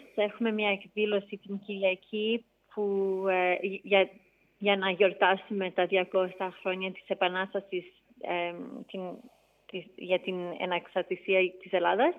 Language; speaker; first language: Greek; early bilingual, heritage; English